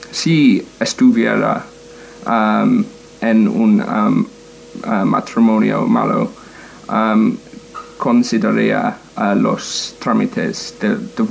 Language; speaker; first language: Spanish; non-native, learner; English